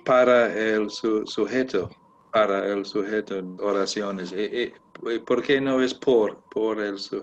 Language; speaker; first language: Spanish; non-native, learner; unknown